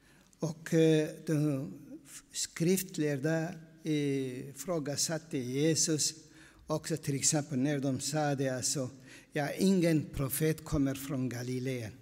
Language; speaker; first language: Swedish; non-native, fluent; Aramaic